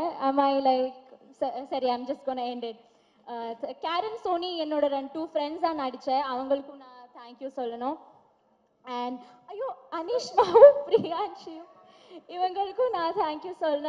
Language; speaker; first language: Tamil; non-native, learner; Malayalam